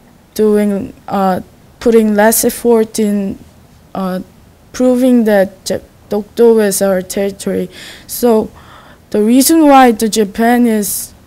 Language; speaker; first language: English; non-native, learner; Korean